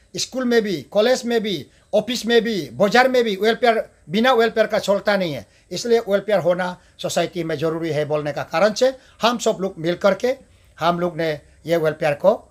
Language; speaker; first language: Hindi; non-native, local second language; Adi